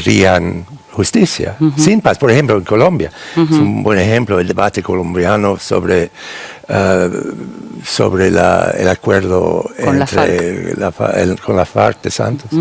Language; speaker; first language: Spanish; non-native, fluent; English